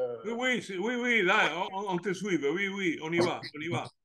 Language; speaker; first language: French; non-native, learner; Italian